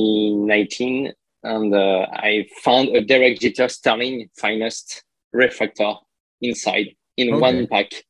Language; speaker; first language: English; non-native, learner; French